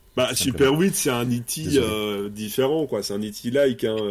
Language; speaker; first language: French; native; French